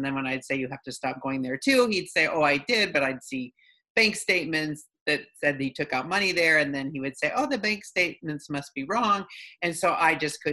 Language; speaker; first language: English; native; English